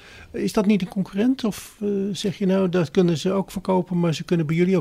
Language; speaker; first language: Dutch; native; Dutch